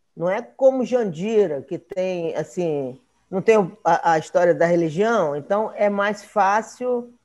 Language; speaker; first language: Portuguese; native; Portuguese